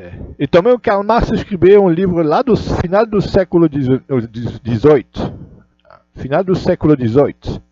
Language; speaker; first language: Portuguese; non-native, learner; Russian